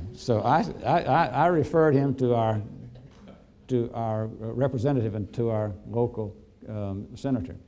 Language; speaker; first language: English; native; English